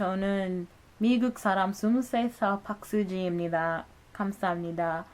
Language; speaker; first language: Korean; non-native, learner; English